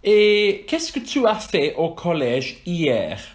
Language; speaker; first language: French; non-native, fluent; Welsh